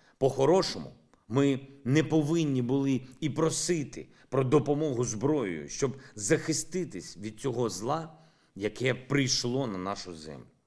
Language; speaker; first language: Ukrainian; non-native, local second language; Russian